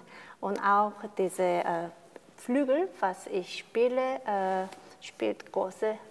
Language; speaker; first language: German; non-native, fluent; Korean